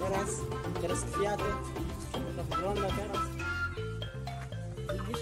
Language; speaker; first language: Polish; non-native, learner; Swahili